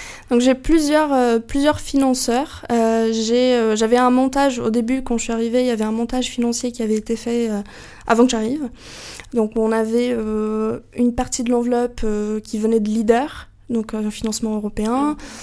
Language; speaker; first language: French; non-native, fluent; Portuguese